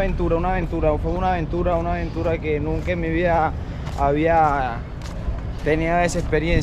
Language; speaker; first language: Spanish; native; Spanish